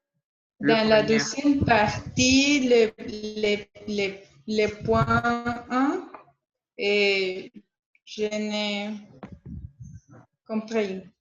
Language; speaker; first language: French; non-native, learner; Spanish